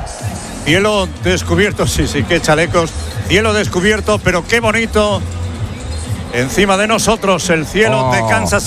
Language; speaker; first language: Spanish; native; Spanish